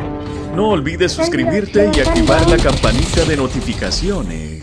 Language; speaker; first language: Spanish; native; Spanish